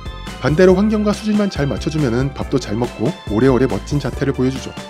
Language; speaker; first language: Korean; native; Korean